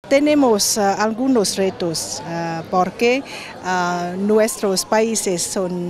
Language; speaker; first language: Spanish; non-native, fluent; Vietnamese